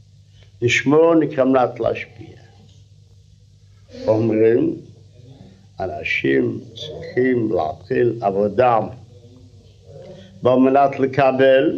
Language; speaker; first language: Hebrew; non-native, fluent; Russian